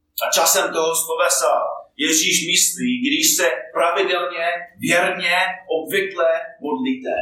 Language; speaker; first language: Czech; non-native, fluent; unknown